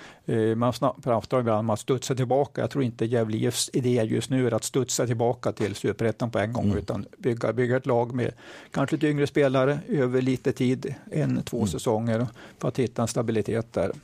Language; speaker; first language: Swedish; native; Swedish